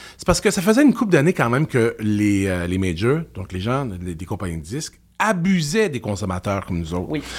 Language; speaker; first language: French; native; French